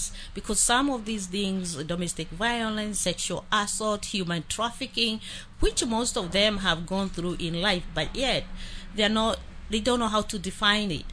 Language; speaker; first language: English; non-native, local second language; Kikuyu